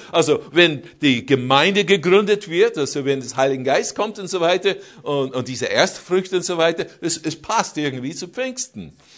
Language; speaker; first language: German; non-native, fluent; English